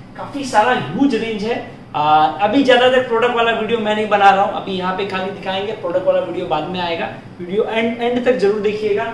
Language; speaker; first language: Hindi; native; Hindi